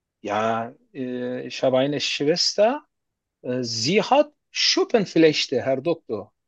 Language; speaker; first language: German; non-native, learner; Turkish